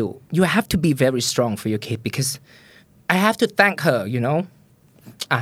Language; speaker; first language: English; non-native, fluent; Thai